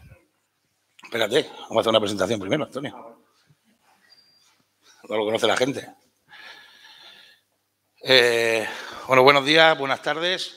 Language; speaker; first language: Spanish; native; Spanish